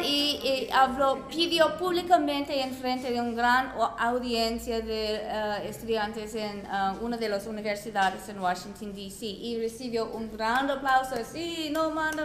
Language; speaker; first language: Spanish; non-native, fluent; English